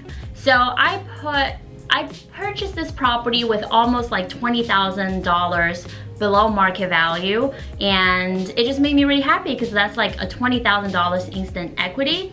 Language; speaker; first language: English; non-native, fluent; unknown